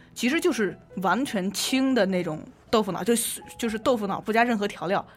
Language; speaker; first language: Chinese; native; Chinese